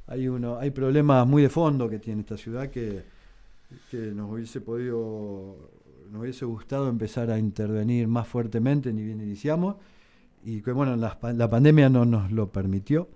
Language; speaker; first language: Spanish; native; Spanish